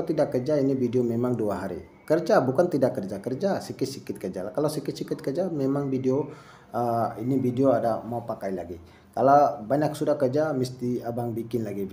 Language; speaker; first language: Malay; non-native, learner; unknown